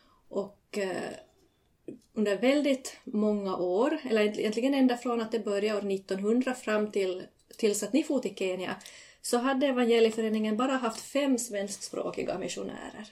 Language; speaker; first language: Swedish; native; Swedish